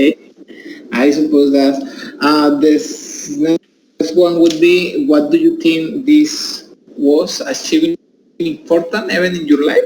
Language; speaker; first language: English; non-native, learner; Spanish